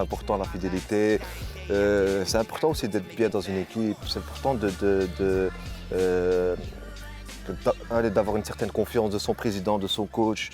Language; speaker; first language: French; native; French